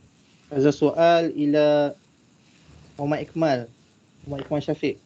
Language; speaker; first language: Arabic; non-native, learner; Malay